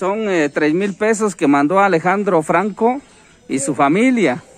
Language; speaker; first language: Spanish; native; Spanish